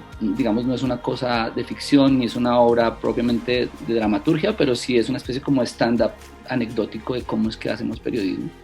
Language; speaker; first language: Spanish; native; Spanish